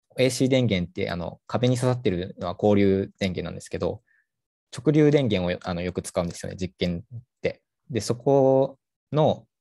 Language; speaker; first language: Japanese; native; Japanese